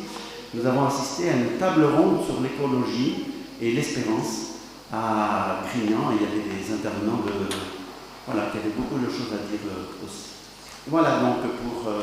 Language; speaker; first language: French; native; French